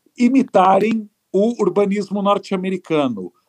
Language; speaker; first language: Portuguese; native; Portuguese